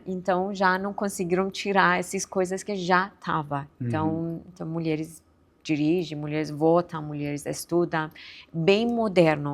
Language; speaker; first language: Portuguese; non-native, fluent; Persian